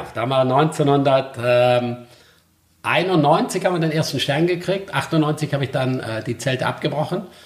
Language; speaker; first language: German; native; German